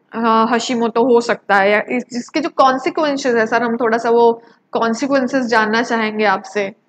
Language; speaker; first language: Hindi; non-native, local second language; Gujarati